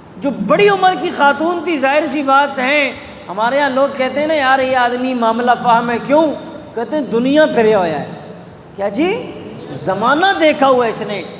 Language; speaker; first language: Urdu; non-native, local second language; Pashto